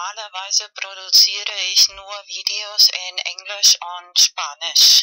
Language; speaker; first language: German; non-native, fluent; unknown